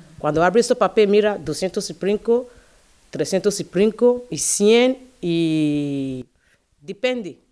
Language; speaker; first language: Spanish; non-native, learner; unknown